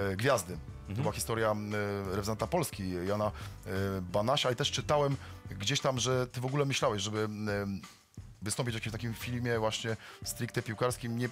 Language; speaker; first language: Polish; native; Polish